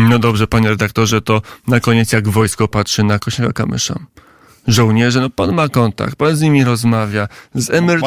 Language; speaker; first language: Polish; native; Polish